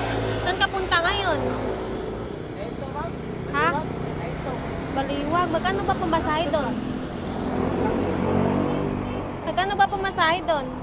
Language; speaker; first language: Filipino; non-native, local second language; Cebuano